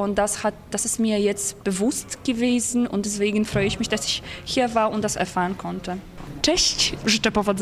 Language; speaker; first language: German; non-native, fluent; Polish